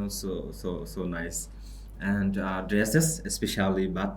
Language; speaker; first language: English; non-native, local second language; Bangla